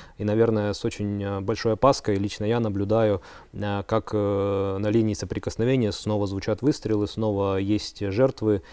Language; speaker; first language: Russian; native; Russian